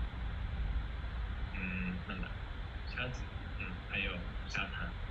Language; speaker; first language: Chinese; non-native, fluent; Japanese